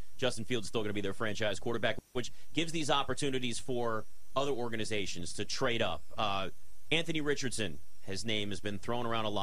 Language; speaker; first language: English; native; English